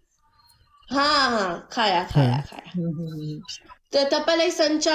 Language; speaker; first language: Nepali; non-native, learner; Urdu